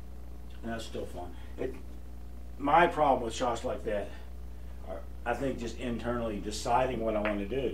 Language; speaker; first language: English; native; English